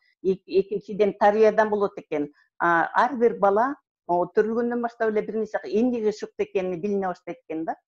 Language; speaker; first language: Kyrgyz; native; Kyrgyz